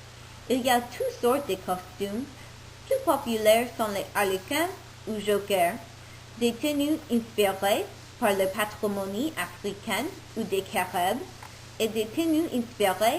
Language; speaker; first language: French; non-native, learner; English